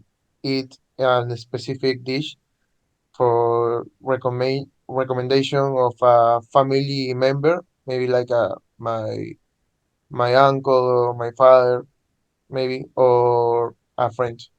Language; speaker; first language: English; non-native, learner; Spanish